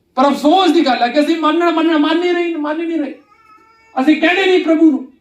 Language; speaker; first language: Hindi; non-native, local second language; Punjabi